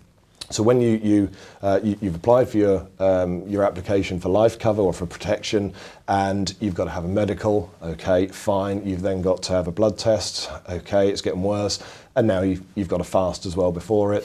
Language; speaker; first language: English; native; English